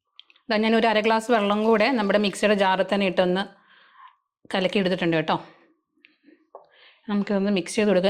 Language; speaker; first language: Malayalam; native; Malayalam